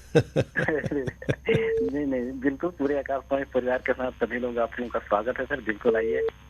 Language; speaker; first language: Hindi; native; Hindi